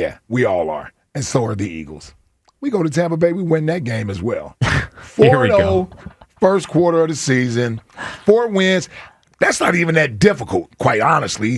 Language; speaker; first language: English; native; English